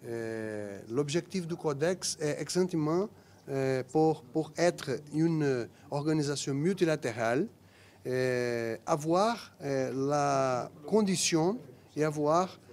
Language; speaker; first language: French; non-native, fluent; Portuguese